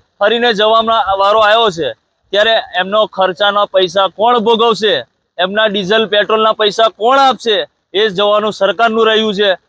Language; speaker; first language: Gujarati; native; Gujarati